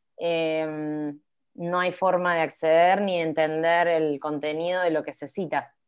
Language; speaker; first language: Spanish; native; Spanish